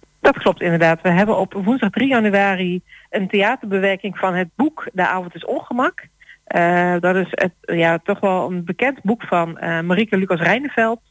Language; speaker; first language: Dutch; native; Dutch